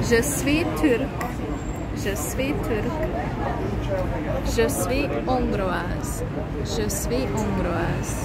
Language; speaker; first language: French; non-native, learner; Hungarian